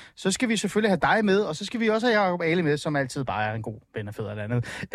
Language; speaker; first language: Danish; native; Danish